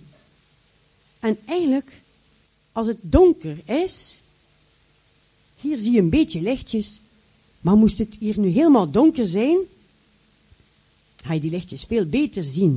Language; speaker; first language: Dutch; native; Dutch